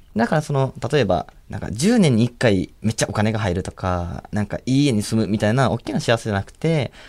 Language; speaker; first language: Japanese; native; Japanese